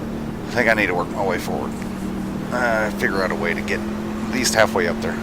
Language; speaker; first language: English; native; English